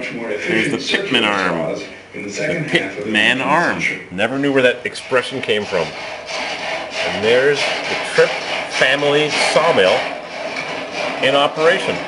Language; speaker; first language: English; native; English